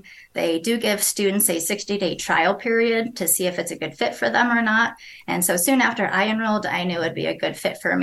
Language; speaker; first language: English; native; English